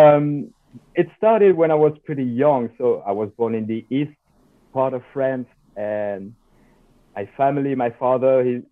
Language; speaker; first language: English; non-native, fluent; French